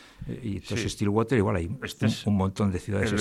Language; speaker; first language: Spanish; native; Spanish